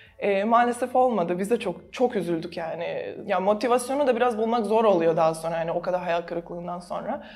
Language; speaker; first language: Turkish; non-native, fluent; Serbian